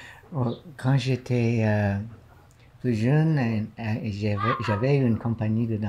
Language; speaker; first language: French; non-native, learner; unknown